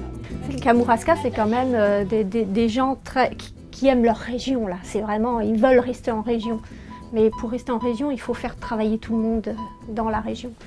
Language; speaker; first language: French; native; French